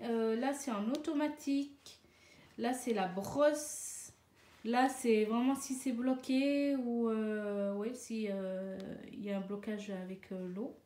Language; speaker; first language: French; native; French